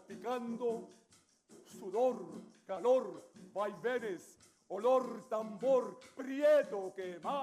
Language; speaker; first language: Spanish; native; Spanish